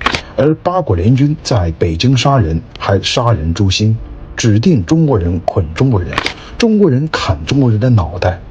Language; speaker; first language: Chinese; native; Chinese